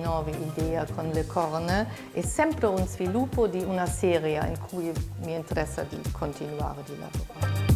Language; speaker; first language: Italian; non-native, fluent; German